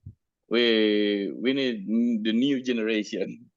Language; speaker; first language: English; non-native, learner; Indonesian